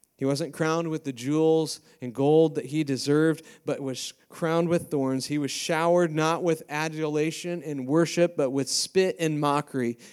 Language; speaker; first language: English; native; English